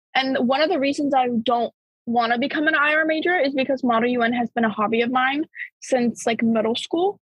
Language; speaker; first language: English; early bilingual, other home language; Bulgarian